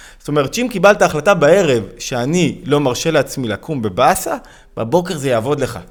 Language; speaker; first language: Hebrew; native; Hebrew